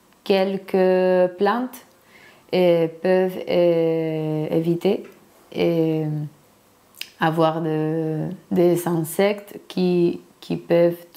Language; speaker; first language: French; non-native, learner; Spanish